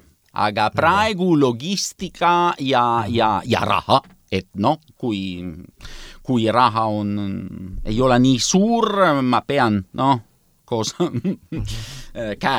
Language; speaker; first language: Estonian; non-native, learner; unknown